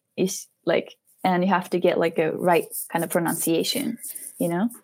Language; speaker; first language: English; non-native, fluent; Japanese